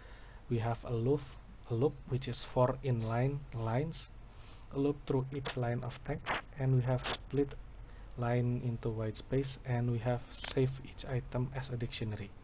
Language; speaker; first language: English; non-native, local second language; Indonesian